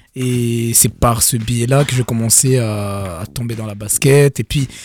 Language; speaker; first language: French; non-native, local second language; Kinyarwanda